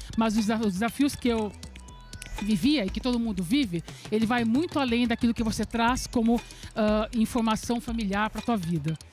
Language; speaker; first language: Portuguese; early bilingual, other home language; Serbian